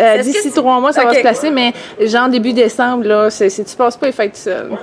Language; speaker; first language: French; native; French